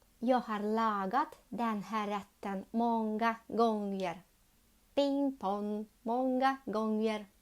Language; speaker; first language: Swedish; non-native, learner; Ukrainian